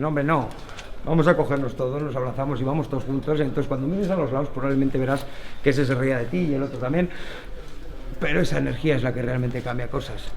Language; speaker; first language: Spanish; native; Spanish